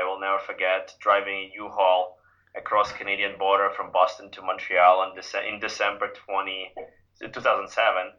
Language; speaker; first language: English; non-native, fluent; Ukrainian